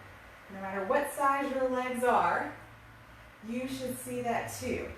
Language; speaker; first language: English; native; English